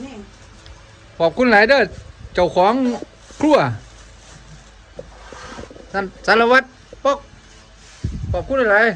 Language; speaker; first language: Thai; non-native, local second language; Northeastern Thai